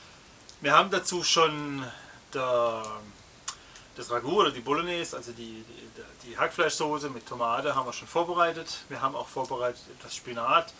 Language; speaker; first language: German; native; German